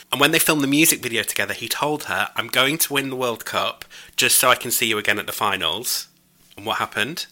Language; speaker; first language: English; native; English